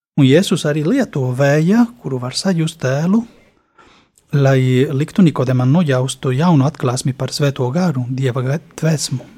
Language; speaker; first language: Latvian; non-native, fluent; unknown